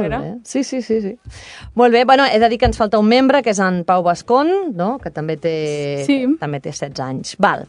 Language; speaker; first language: Catalan; native; Catalan